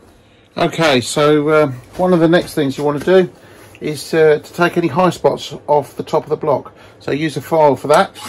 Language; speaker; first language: English; native; English